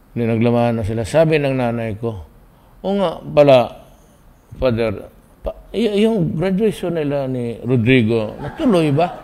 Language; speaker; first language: Filipino; non-native, local second language; Cebuano